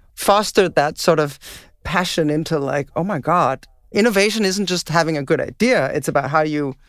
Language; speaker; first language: English; non-native, fluent; Danish